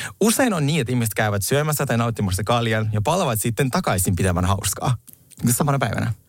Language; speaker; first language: Finnish; early bilingual, other home language; Russian